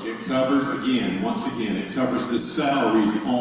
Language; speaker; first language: English; native; English